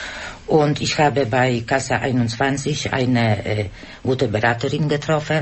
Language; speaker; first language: German; non-native, learner; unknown